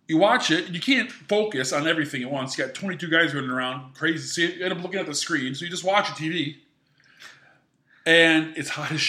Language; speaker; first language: English; native; English